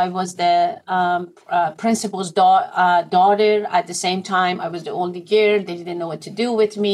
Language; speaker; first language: English; non-native, fluent; Persian